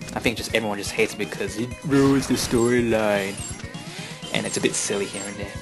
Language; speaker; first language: English; native; English